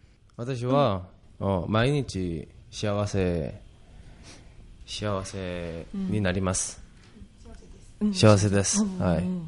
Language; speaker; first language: Japanese; non-native, learner; Korean